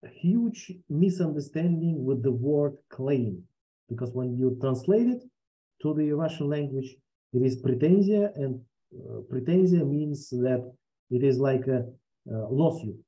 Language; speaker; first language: English; non-native, fluent; Russian